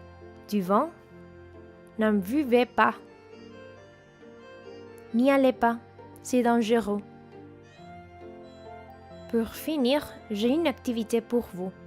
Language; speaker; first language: French; non-native, fluent; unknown